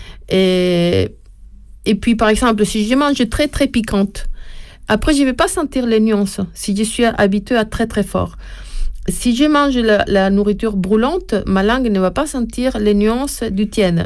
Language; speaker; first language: French; non-native, fluent; Spanish